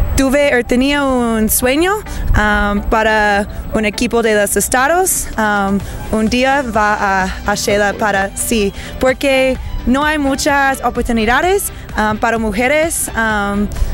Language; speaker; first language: Spanish; non-native, learner; English